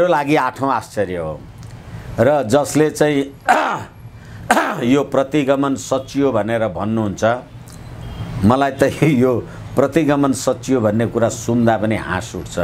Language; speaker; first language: Nepali; native; Nepali